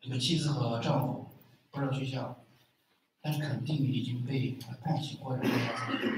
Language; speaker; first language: Chinese; non-native, local second language; Uyghur